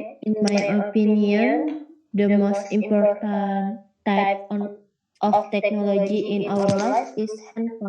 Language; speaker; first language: English; non-native, learner; Indonesian